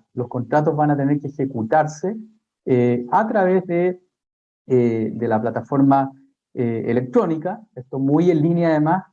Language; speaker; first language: Spanish; native; Spanish